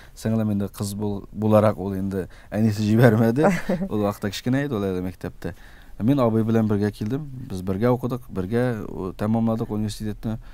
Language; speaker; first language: Tatar; early bilingual, heritage; Tatar